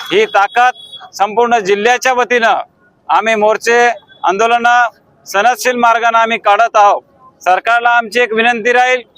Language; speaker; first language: Marathi; non-native, local second language; Lambadi